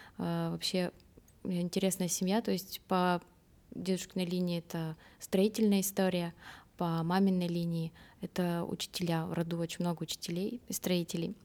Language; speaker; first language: Russian; native; Russian